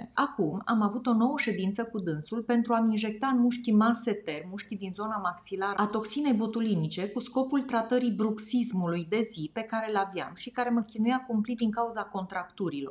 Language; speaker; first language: Romanian; native; Romanian